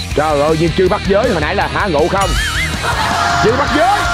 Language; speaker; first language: Vietnamese; native; Vietnamese